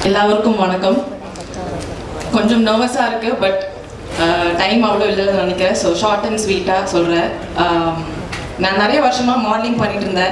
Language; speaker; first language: Tamil; non-native, local second language; Malayalam